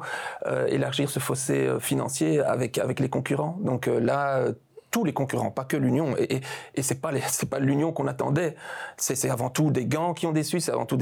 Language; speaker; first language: French; native; French